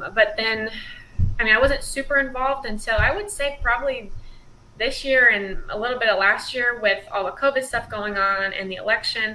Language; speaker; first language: English; native; English